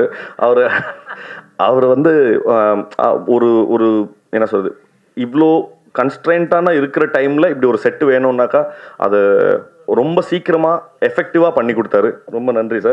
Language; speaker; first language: Tamil; native; Tamil